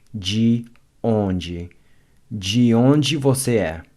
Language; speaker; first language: Portuguese; non-native, fluent; English